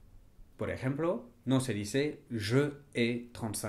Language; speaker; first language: Spanish; non-native, fluent; French